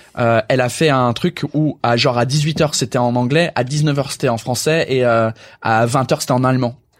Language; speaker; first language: French; non-native, fluent; English